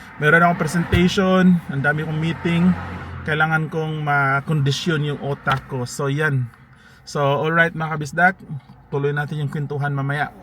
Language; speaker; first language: Filipino; non-native, local second language; Cebuano